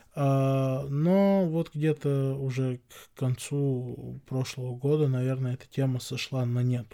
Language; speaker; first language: Russian; non-native, local second language; Chechen